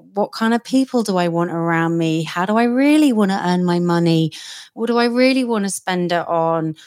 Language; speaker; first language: English; native; English